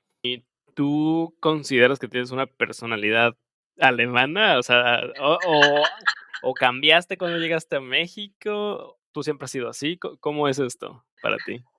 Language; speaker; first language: Spanish; native; Spanish